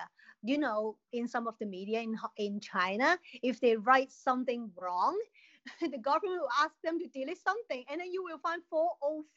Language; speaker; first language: English; non-native, local second language; Cantonese